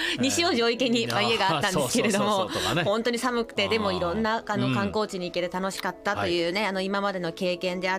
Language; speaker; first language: Japanese; native; Japanese